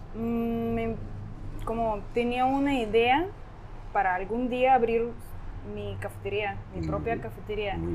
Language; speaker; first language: Spanish; non-native, fluent; Ukrainian